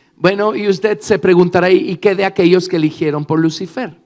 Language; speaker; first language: Spanish; native; Spanish